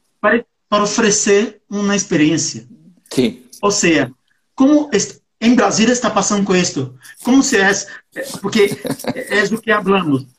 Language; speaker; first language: Portuguese; non-native, learner; Spanish